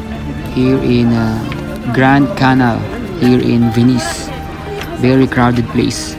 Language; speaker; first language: English; non-native, local second language; Filipino